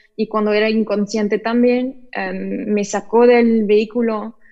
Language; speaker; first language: Spanish; early bilingual, other home language; French